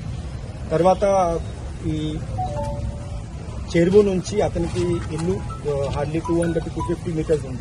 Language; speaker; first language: Telugu; non-native, local second language; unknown